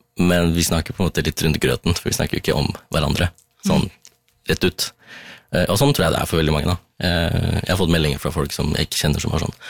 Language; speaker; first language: Norwegian; early bilingual, other home language; Tamil